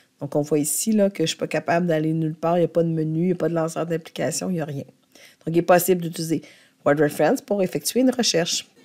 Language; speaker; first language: French; native; French